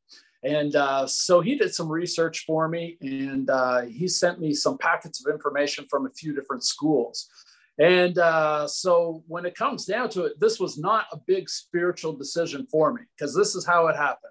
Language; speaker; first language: English; native; English